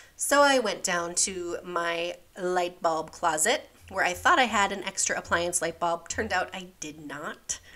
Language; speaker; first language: English; native; English